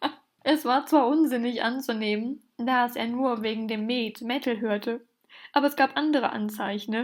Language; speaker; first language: German; native; German